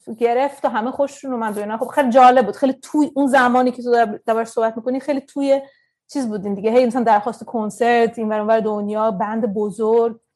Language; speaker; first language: Persian; early bilingual, heritage; Persian